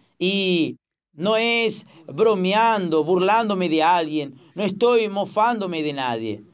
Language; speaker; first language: Spanish; non-native, fluent; Portuguese